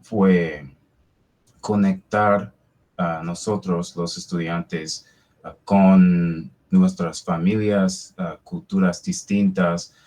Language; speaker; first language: Spanish; non-native, fluent; English